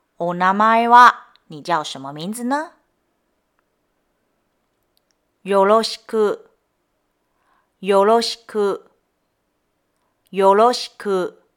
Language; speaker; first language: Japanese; non-native, fluent; Chinese